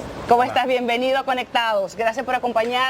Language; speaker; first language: Spanish; native; Spanish